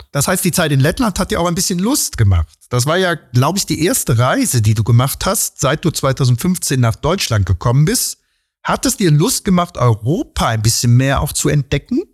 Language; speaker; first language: German; native; German